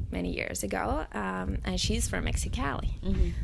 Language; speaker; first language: English; non-native, fluent; Finnish